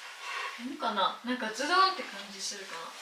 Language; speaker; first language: Japanese; native; Japanese